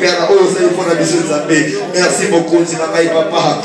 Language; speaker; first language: French; non-native, local second language; Lingala